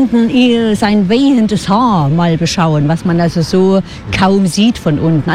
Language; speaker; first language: German; native; German